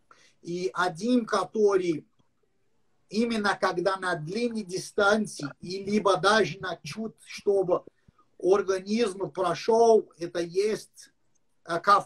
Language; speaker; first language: Russian; non-native, learner; English